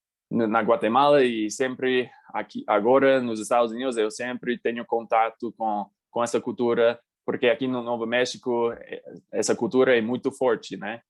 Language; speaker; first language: Portuguese; non-native, fluent; English